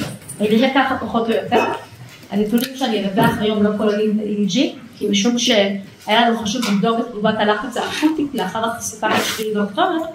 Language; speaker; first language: Hebrew; native; Hebrew